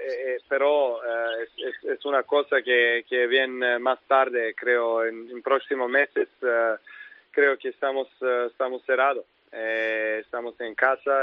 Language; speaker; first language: Spanish; non-native, learner; Serbian